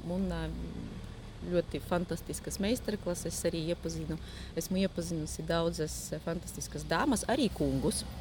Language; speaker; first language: Latvian; non-native, local second language; Polish